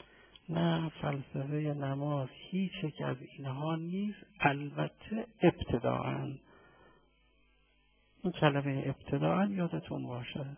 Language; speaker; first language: Persian; native; Persian